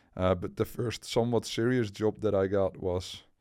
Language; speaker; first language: English; non-native, fluent; Dutch